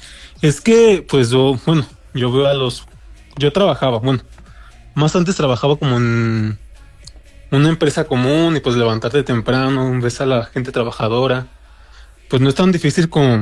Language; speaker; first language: Spanish; native; Spanish